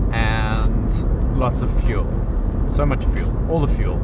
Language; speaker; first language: English; native; English